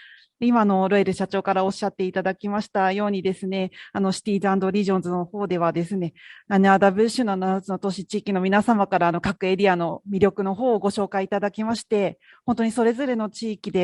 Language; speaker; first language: Japanese; native; Japanese